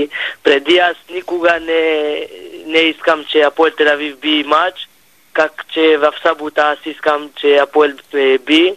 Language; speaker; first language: Bulgarian; non-native, learner; Hebrew